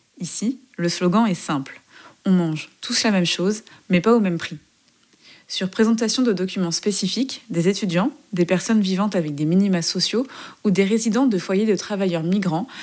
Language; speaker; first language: French; native; French